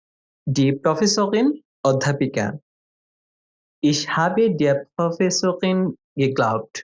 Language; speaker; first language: German; non-native, fluent; Bangla